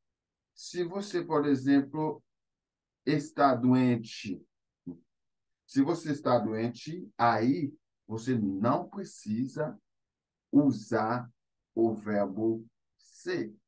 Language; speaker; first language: Portuguese; non-native, fluent; Haitian Creole